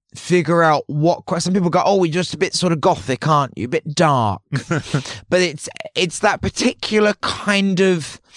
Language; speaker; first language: English; native; English